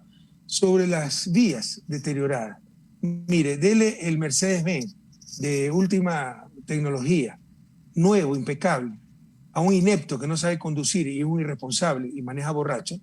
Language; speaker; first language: Spanish; native; Spanish